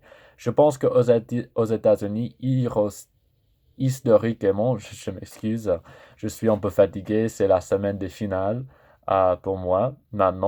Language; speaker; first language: French; non-native, fluent; English